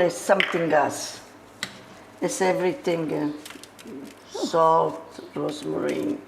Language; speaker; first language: English; non-native, learner; Italian